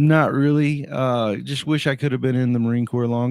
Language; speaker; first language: English; native; English